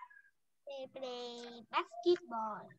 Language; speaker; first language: English; non-native, learner; Vietnamese